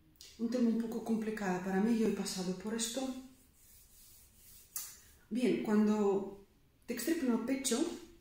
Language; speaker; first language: Spanish; non-native, fluent; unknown